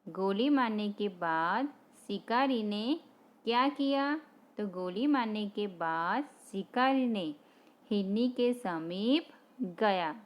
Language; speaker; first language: Hindi; non-native, local second language; Gujarati